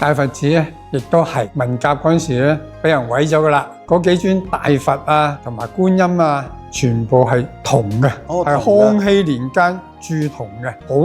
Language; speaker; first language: Cantonese; native; Cantonese